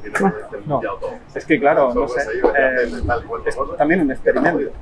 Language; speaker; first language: Spanish; native; Spanish